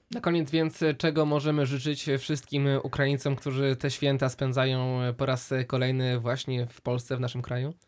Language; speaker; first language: Polish; native; Polish